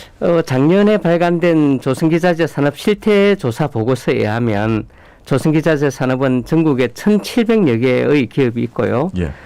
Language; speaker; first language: Korean; native; Korean